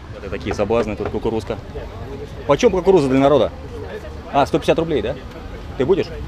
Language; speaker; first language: Russian; native; Russian